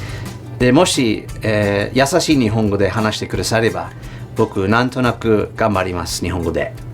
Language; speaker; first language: Japanese; non-native, learner; English